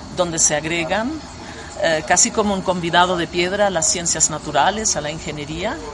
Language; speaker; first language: Spanish; non-native, fluent; German